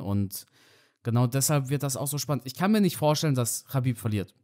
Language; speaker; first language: German; native; German